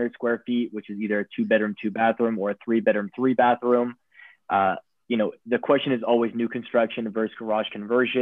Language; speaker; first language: English; native; English